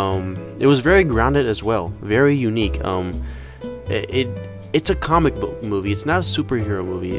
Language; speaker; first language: English; native; English